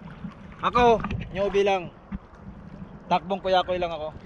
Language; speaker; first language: Filipino; native; Filipino